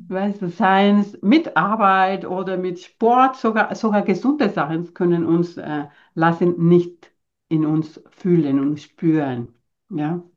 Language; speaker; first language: German; non-native, fluent; Spanish